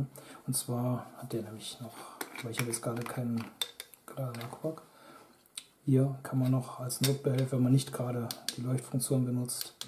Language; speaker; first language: German; native; German